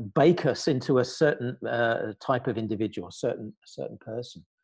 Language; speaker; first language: English; native; English